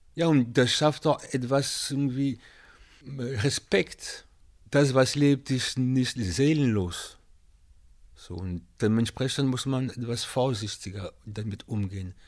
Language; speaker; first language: German; non-native, fluent; French